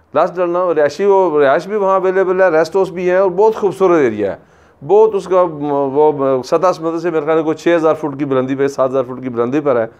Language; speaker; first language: Urdu; non-native, local second language; Punjabi